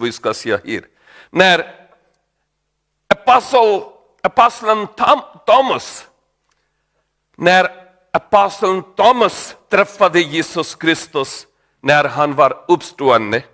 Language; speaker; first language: Swedish; non-native, learner; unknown